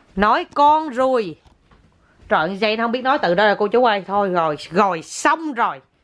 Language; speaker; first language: Vietnamese; native; Vietnamese